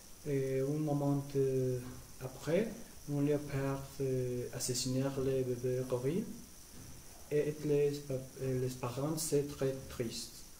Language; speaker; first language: French; non-native, learner; Spanish